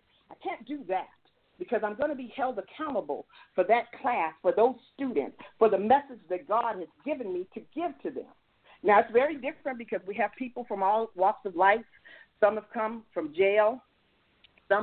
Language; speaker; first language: English; native; English